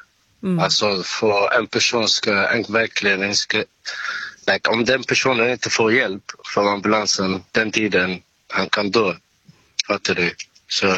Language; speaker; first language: Swedish; non-native, learner; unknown